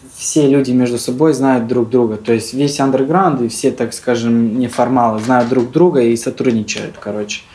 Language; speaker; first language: Russian; early bilingual, heritage; Serbian